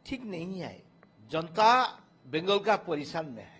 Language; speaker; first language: Hindi; non-native, local second language; Bangla